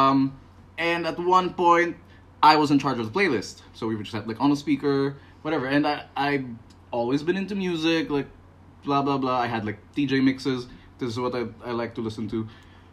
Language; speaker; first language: English; non-native, local second language; Filipino